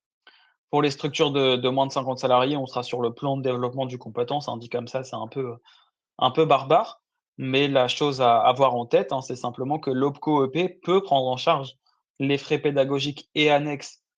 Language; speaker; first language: French; native; French